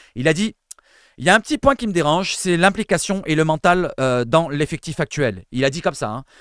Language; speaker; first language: French; native; French